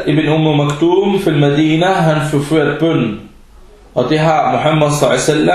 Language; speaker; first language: Danish; early bilingual, other home language; Arabic